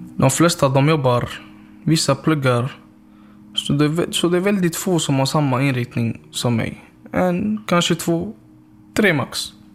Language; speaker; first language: Swedish; early bilingual, other home language; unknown